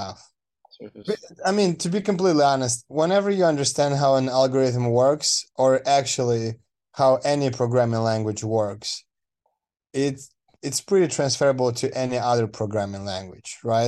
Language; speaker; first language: English; non-native, fluent; Romanian